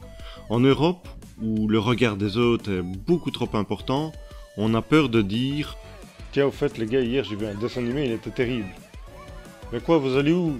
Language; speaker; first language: French; native; French